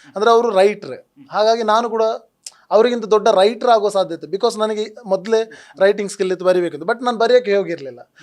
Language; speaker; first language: Kannada; non-native, local second language; Tulu